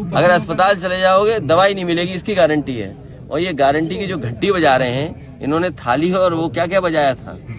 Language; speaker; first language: Hindi; native; Hindi